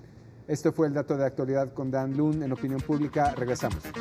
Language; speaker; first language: Spanish; native; Spanish